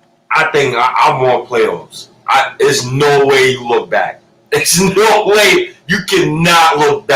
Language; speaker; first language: English; native; English